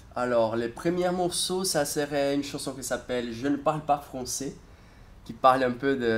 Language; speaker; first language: French; non-native, fluent; Portuguese